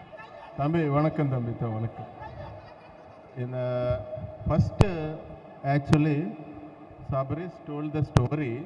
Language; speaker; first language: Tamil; non-native, learner; Telugu